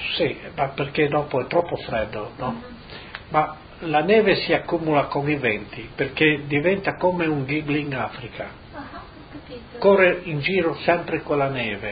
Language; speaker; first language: Italian; native; Italian